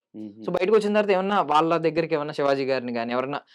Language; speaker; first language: Telugu; native; Telugu